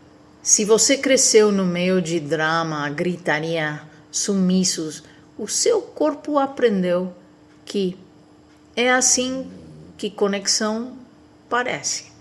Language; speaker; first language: Portuguese; non-native, fluent; Spanish